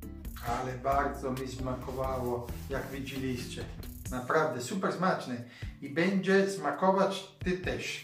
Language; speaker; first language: Polish; non-native, learner; Italian